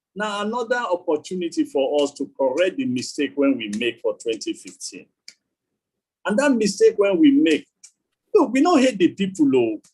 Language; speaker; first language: English; non-native, local second language; Yoruba